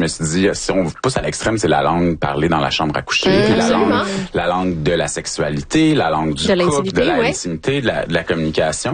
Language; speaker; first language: French; native; French